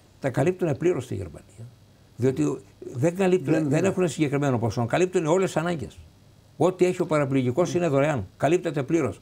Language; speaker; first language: Greek; native; Greek